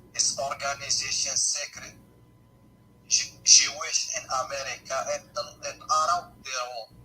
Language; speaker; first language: English; non-native, learner; Arabic